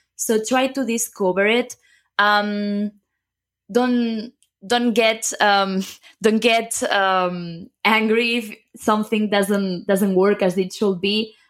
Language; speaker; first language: English; non-native, fluent; Catalan